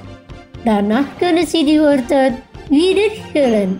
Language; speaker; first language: German; non-native, fluent; Indonesian